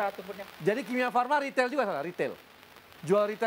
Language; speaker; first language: Indonesian; native; Indonesian